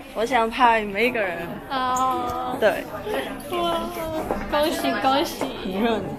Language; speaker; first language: Chinese; non-native, fluent; Mongolian